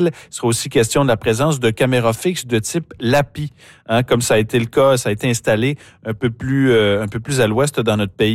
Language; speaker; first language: French; native; French